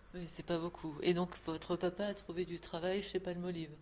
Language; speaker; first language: French; native; French